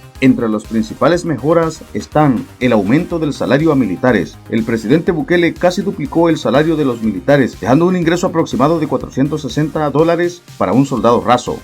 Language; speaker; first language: Spanish; native; Spanish